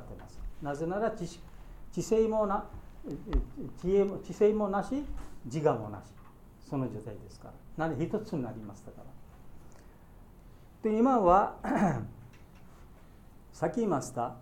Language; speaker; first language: Japanese; non-native, learner; Bangla